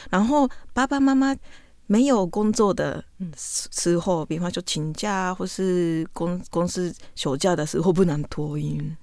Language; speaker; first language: Chinese; non-native, fluent; Japanese